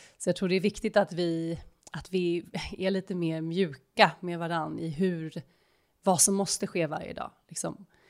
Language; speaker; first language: Swedish; native; Swedish